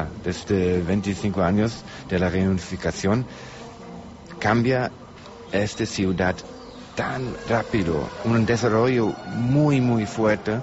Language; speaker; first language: Spanish; non-native, learner; German